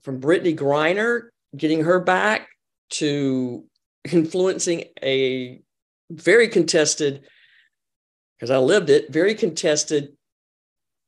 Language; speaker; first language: English; native; English